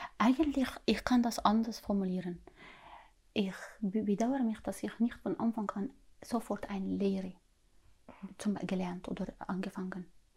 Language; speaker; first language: German; non-native, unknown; Arabic